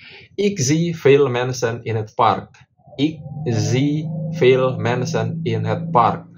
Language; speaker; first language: Dutch; non-native, fluent; Indonesian